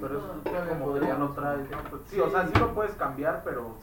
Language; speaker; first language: Spanish; native; Spanish